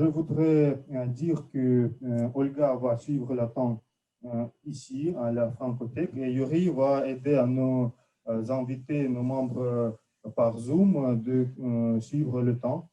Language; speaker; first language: French; non-native, fluent; Russian